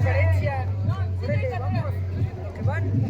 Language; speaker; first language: Spanish; native; Spanish